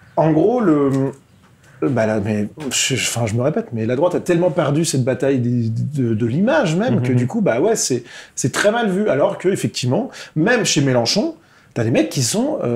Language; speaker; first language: French; native; French